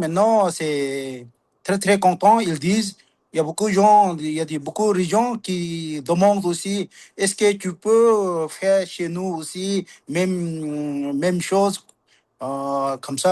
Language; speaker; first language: French; non-native, learner; Sherpa